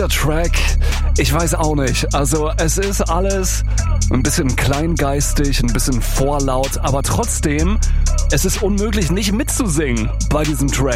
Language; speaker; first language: German; native; German